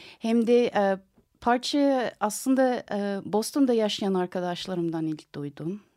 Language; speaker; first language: Turkish; non-native, fluent; English